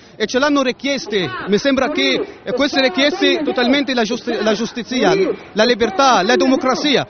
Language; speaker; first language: Italian; non-native, learner; Arabic